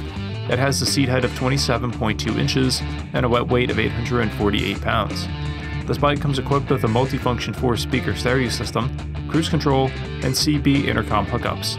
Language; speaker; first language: English; native; English